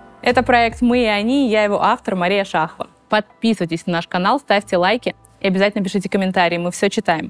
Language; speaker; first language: Russian; native; Russian